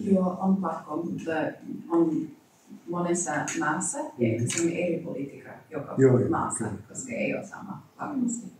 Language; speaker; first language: Finnish; non-native, learner; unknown